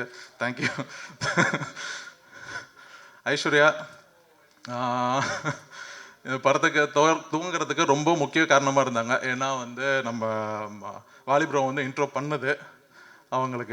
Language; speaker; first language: Tamil; native; Tamil